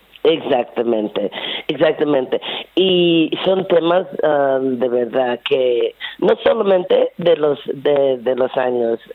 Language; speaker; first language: Spanish; non-native, fluent; English